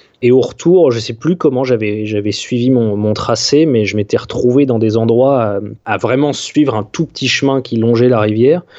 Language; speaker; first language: French; native; French